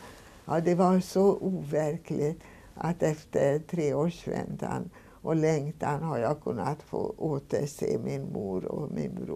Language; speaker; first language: Swedish; non-native, fluent; Hungarian